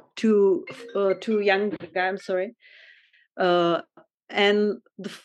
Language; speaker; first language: English; non-native, fluent; Czech